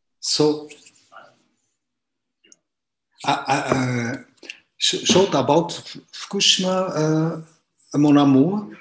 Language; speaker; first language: English; non-native, learner; Japanese